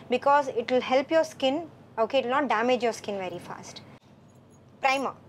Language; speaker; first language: Tamil; non-native, local second language; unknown